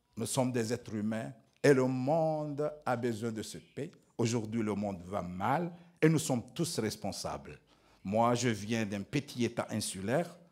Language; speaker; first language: French; non-native, local second language; Ngazidja Comorian